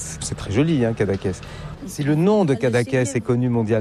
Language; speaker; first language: French; native; French